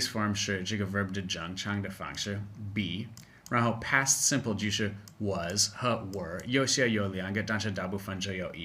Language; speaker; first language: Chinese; non-native, fluent; English